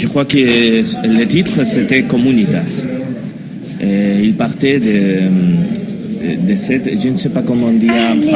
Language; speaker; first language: French; non-native, learner; Spanish